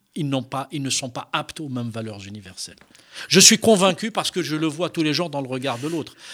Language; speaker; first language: French; non-native, local second language; Arabic